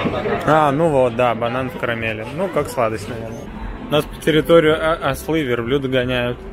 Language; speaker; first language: Russian; native; Russian